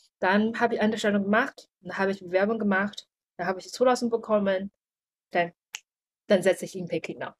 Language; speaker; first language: German; non-native, learner; Chinese